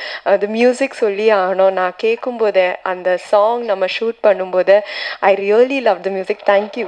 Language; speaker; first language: Tamil; non-native, learner; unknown